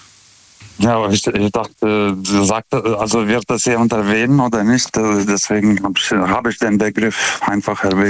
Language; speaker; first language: German; non-native, fluent; Lithuanian